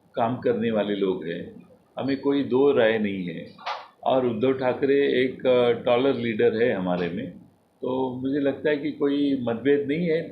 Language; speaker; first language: Hindi; non-native, local second language; Marathi